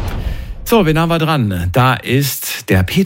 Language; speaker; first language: German; native; German